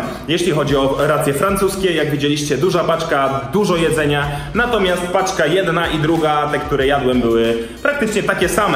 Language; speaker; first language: Polish; native; Polish